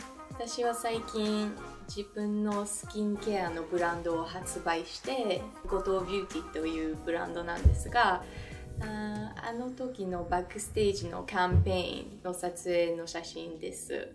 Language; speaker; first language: Japanese; early bilingual, other home language; French